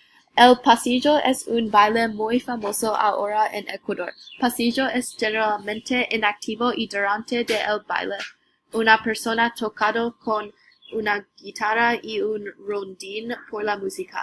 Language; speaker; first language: Spanish; non-native, learner; English